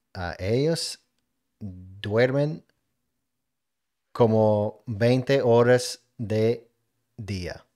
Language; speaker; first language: Spanish; non-native, learner; English